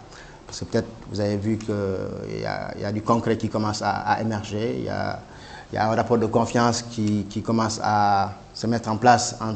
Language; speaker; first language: French; non-native, local second language; Wolof